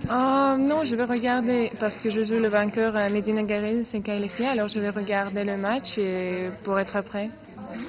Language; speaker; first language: French; non-native, fluent; Russian